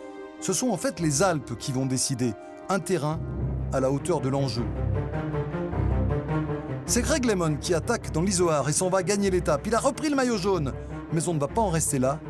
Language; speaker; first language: French; native; French